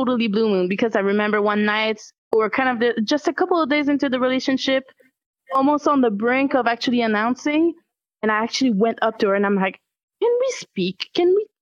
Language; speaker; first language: English; non-native, fluent; French